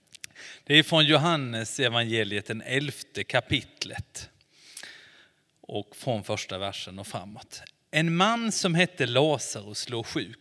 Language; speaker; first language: Swedish; non-native, fluent; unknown